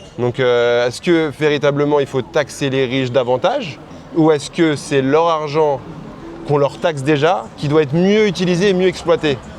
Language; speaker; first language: French; native; French